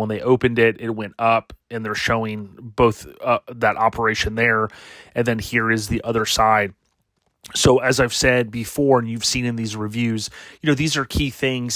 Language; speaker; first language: English; native; English